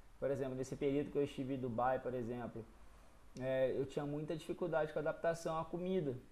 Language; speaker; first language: Portuguese; native; Portuguese